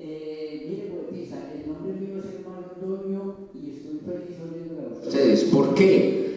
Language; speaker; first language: Spanish; native; Spanish